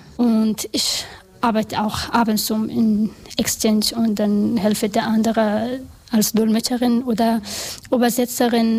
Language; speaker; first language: German; non-native, learner; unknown